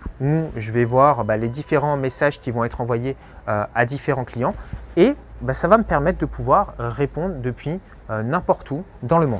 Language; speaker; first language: French; native; French